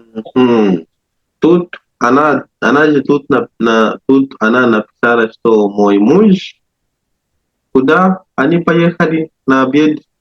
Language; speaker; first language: Russian; non-native, learner; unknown